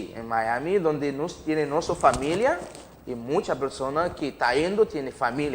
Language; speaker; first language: Spanish; non-native, learner; Haitian Creole